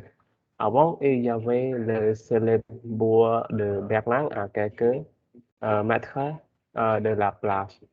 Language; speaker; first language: French; non-native, learner; Khmer